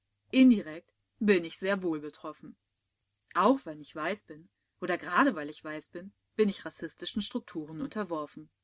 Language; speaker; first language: German; native; German